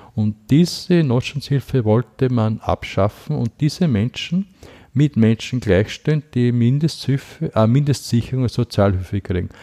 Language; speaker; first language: German; native; German